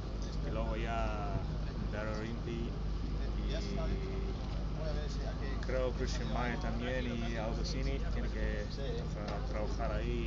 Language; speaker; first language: Spanish; non-native, fluent; English